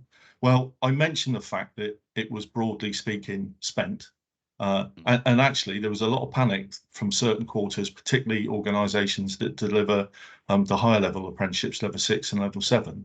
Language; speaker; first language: English; native; English